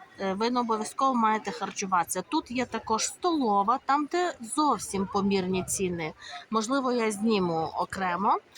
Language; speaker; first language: Ukrainian; native; Ukrainian